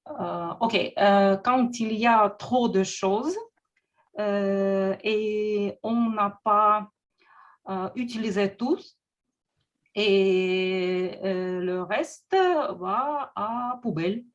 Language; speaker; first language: French; non-native, learner; Russian